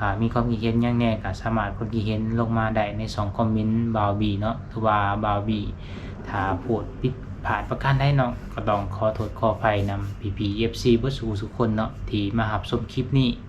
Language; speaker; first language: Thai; non-native, local second language; Lao